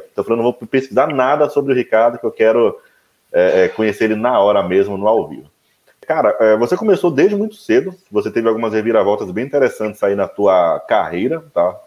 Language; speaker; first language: Portuguese; native; Portuguese